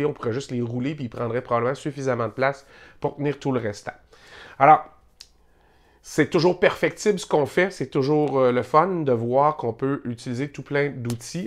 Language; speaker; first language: French; native; French